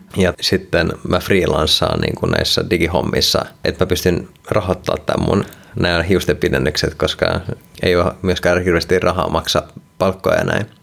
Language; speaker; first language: Finnish; non-native, local second language; Swedish